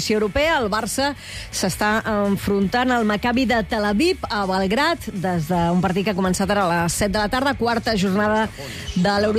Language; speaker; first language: Catalan; native; Catalan